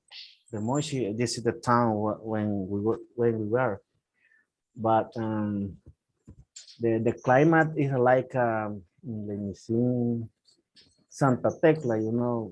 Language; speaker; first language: English; non-native, learner; Spanish